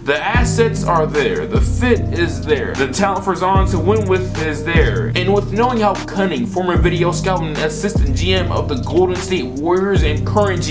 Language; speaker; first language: English; native; English